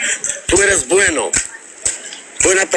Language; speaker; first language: Spanish; non-native, learner; Albanian